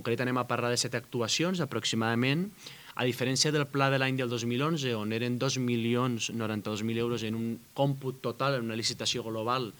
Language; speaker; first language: Catalan; native; Catalan